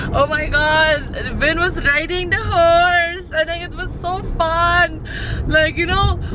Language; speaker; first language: English; non-native, fluent; Indonesian